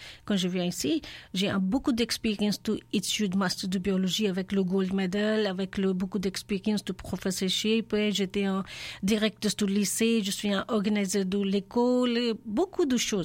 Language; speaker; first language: French; non-native, learner; Urdu